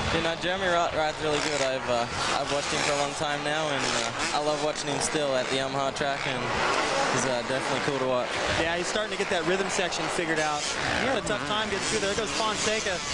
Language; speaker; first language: English; native; English